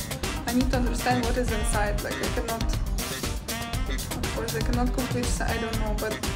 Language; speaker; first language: English; non-native, fluent; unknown